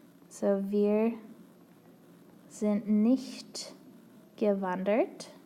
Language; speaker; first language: German; non-native, fluent; English